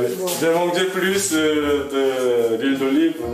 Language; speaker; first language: French; non-native, learner; Korean